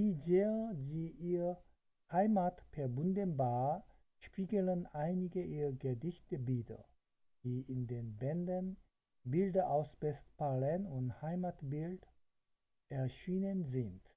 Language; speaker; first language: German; non-native, fluent; Korean